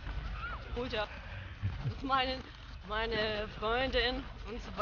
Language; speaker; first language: German; non-native, learner; Turkish